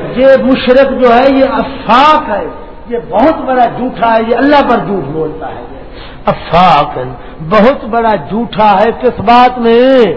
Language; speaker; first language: Urdu; non-native, local second language; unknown